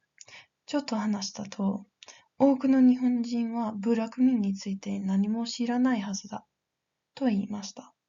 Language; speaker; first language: Japanese; non-native, learner; English